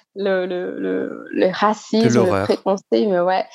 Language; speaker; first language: French; non-native, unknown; Portuguese